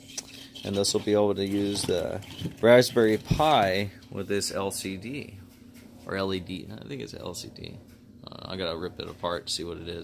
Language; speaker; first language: English; native; English